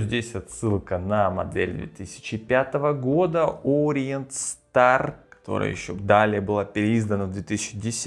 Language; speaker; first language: Russian; native; Russian